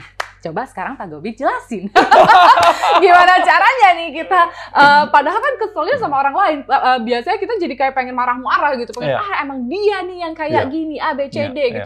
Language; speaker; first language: Indonesian; native; Indonesian